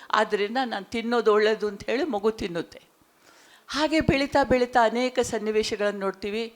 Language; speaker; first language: Kannada; non-native, local second language; Konkani